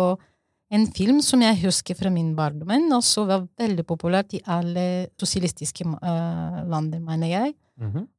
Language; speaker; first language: Norwegian; non-native, fluent; Bulgarian